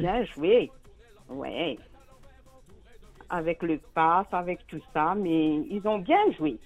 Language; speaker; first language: French; non-native, local second language; Morisyen